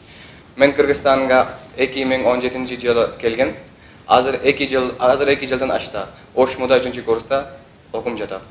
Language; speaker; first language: Kyrgyz; non-native, learner; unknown